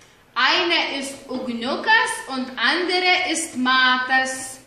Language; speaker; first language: German; non-native, fluent; Lithuanian